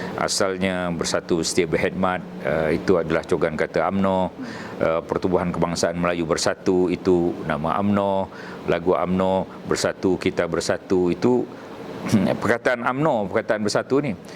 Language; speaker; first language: Malay; native; Malay